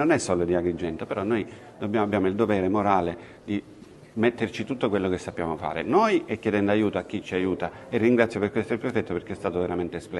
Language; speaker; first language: Italian; native; Italian